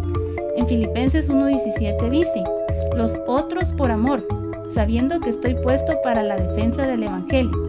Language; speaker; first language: Spanish; native; Spanish